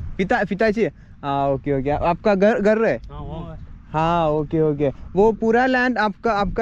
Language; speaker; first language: Hindi; non-native, learner; Malayalam